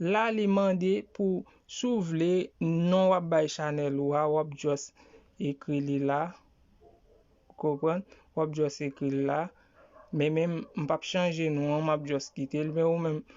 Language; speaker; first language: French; non-native, learner; Haitian Creole